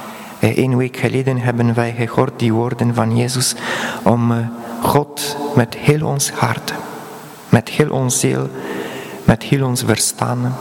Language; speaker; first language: Dutch; non-native, fluent; Polish